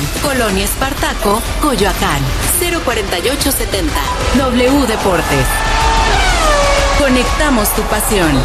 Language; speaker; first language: Spanish; native; Spanish